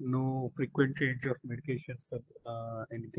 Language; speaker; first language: English; non-native, local second language; Telugu